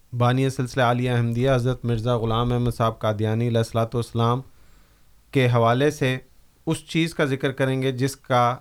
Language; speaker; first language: Urdu; native; Urdu